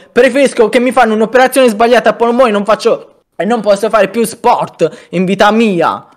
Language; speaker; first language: Italian; native; Italian